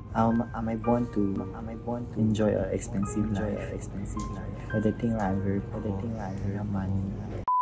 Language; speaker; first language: English; non-native, local second language; Pampanga